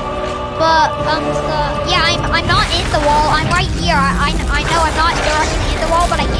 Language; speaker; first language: English; native; English